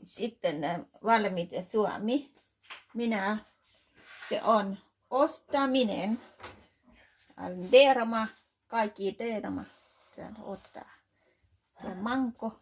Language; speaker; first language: Finnish; non-native, learner; Thai